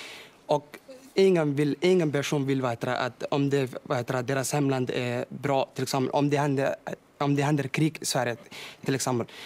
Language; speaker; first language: Swedish; non-native, learner; Somali